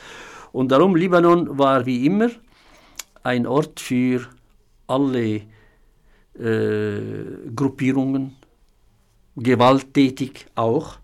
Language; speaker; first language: German; non-native, fluent; Arabic